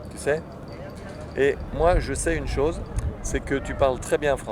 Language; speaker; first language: French; native; French